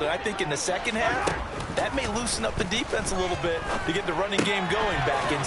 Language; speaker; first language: English; native; English